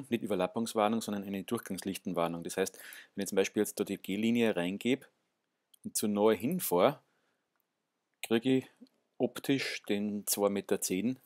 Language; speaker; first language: German; native; German